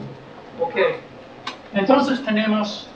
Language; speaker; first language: Spanish; non-native, learner; English